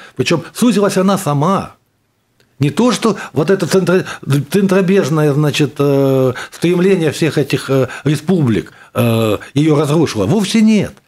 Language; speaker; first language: Russian; native; Russian